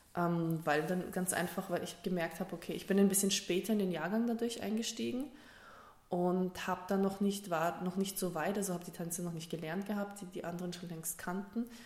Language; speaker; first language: German; early bilingual, other home language; Russian